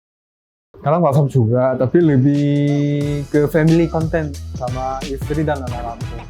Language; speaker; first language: Indonesian; early bilingual, other home language; Korean